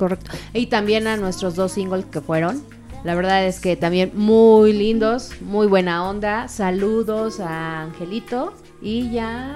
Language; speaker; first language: Spanish; native; Spanish